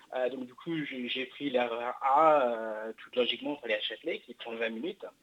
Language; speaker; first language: French; non-native, fluent; English